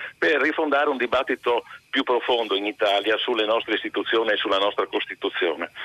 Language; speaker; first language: Italian; native; Italian